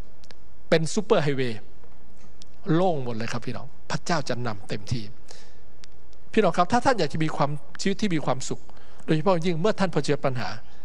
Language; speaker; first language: Thai; native; Thai